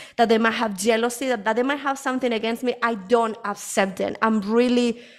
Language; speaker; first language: English; early bilingual, other home language; Spanish